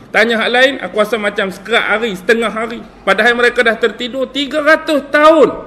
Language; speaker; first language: Malay; native; Malay